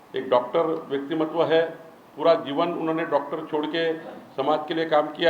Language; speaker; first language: Hindi; non-native, local second language; Marathi